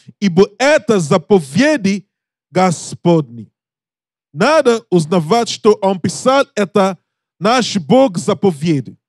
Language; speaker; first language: Russian; non-native, learner; English